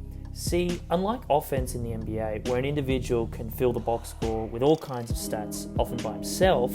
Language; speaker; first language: English; native; English